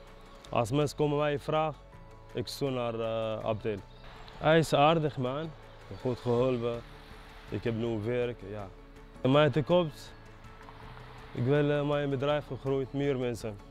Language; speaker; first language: Dutch; non-native, learner; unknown